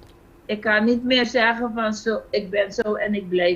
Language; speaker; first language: Dutch; non-native, fluent; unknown